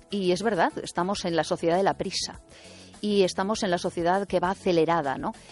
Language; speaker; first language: Spanish; native; Spanish